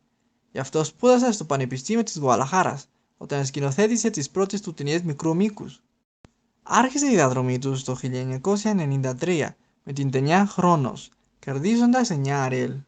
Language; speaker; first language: Greek; non-native, learner; Spanish